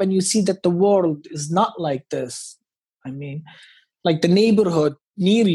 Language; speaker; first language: English; non-native, fluent; Hebrew